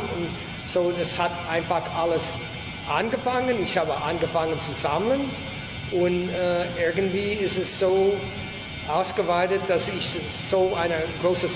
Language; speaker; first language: German; non-native, fluent; English